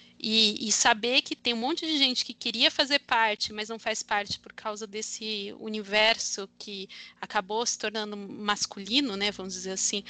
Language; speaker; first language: Portuguese; native; Portuguese